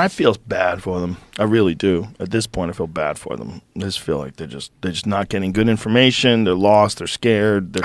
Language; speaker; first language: English; native; English